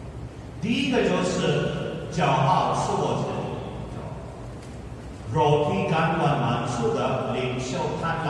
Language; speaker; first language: Chinese; non-native, fluent; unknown